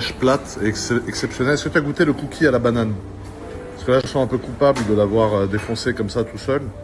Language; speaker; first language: French; native; French